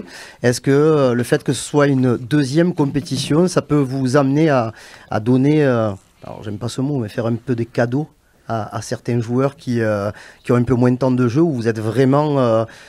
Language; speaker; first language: French; native; French